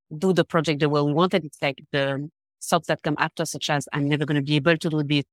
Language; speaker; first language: English; non-native, fluent; French